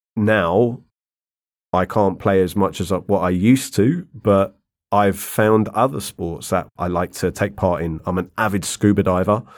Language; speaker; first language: English; native; English